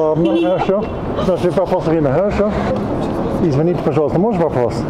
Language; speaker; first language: Russian; non-native, learner; English